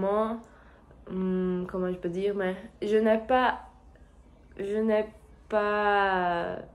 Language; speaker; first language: French; non-native, learner; Portuguese